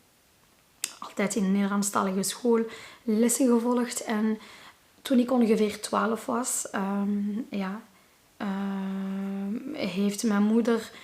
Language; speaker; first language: Dutch; non-native, local second language; Arabic